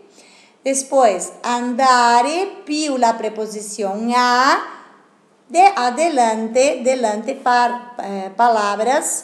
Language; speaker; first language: Spanish; non-native, fluent; Portuguese